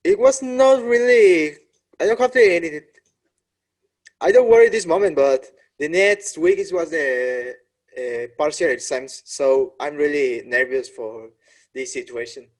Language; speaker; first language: English; non-native, learner; Spanish